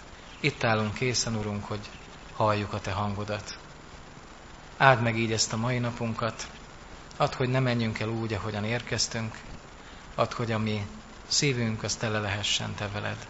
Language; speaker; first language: Hungarian; native; Hungarian